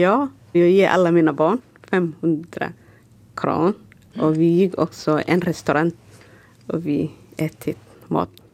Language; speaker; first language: Swedish; non-native, learner; Somali